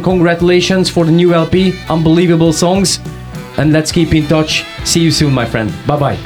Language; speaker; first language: English; non-native, fluent; Hungarian